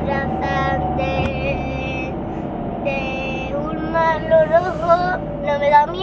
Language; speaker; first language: Spanish; native; Spanish